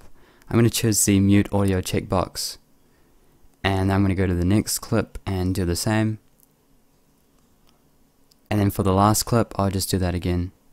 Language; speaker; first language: English; native; English